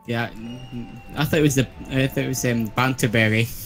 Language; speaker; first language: English; native; English